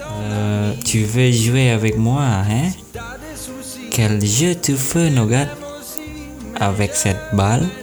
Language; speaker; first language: French; non-native, learner; Indonesian